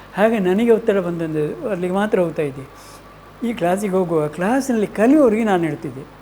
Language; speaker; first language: Kannada; native; Kannada